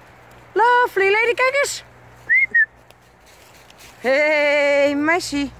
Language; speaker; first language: Dutch; native; Dutch